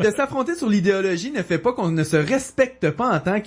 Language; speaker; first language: French; native; French